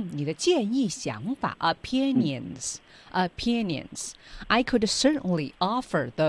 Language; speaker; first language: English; non-native, fluent; Chinese